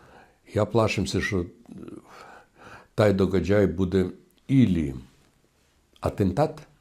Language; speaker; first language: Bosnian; non-native, fluent; Russian